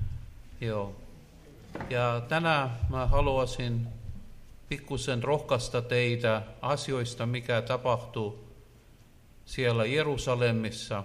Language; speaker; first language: Finnish; non-native, learner; Russian